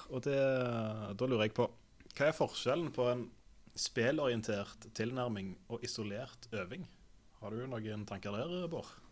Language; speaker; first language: Norwegian; native; Norwegian